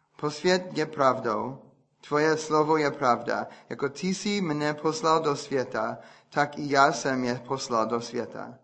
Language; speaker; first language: Czech; non-native, fluent; English